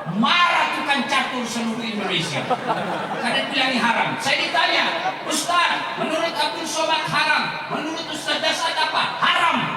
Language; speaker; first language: Indonesian; non-native, local second language; Buginese